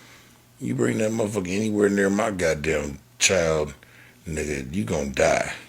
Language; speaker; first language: English; native; English